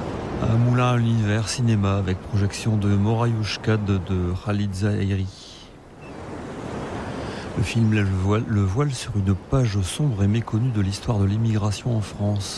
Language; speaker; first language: French; native; French